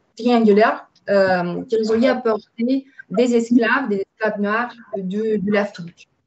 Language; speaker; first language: French; non-native, fluent; Romanian